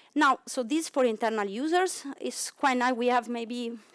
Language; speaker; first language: English; non-native, fluent; Italian